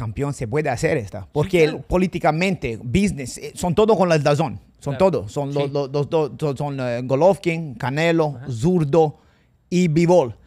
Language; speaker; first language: Spanish; non-native, fluent; English